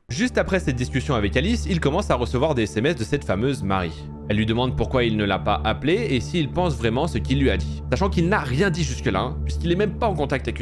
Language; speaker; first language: French; native; French